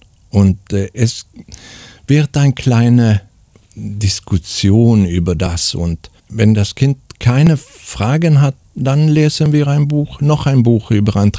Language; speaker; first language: German; non-native, learner; Swedish